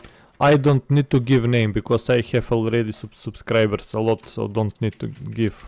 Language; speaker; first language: English; non-native, learner; Macedonian